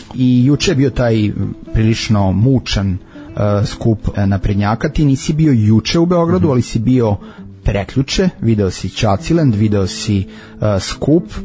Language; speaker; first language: Serbian; native; Serbian